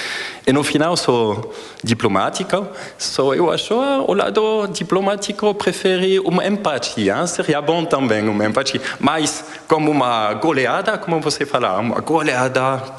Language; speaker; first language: Portuguese; non-native, fluent; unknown